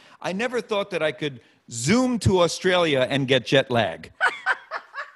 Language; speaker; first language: English; native; English